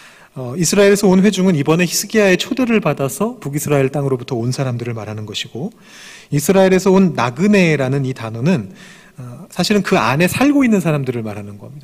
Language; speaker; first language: Korean; native; Korean